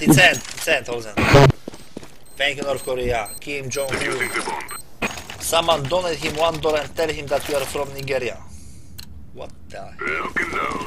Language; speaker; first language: English; non-native, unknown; Polish